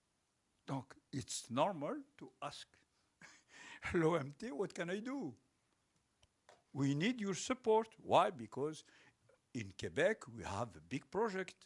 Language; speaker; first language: English; non-native, local second language; French